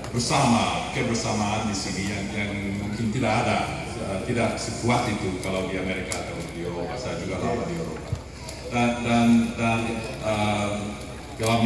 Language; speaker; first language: Indonesian; non-native, fluent; English